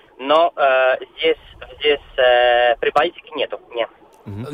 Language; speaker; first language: Russian; non-native, local second language; Latvian